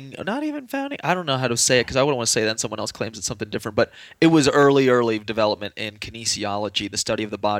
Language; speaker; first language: English; native; English